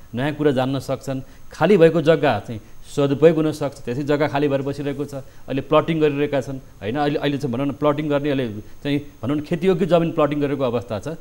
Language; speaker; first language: Nepali; native; Nepali